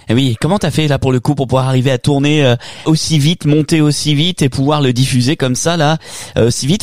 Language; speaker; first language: French; native; French